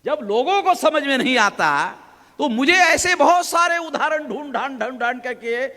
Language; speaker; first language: Hindi; non-native, local second language; Marathi